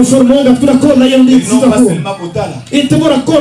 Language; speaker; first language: Swedish; non-native, fluent; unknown